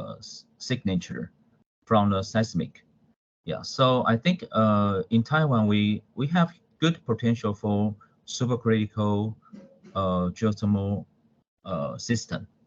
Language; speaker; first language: English; non-native, fluent; Chinese